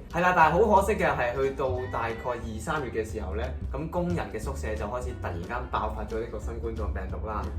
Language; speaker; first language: Cantonese; native; Cantonese